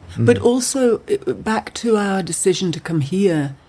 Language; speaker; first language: English; native; English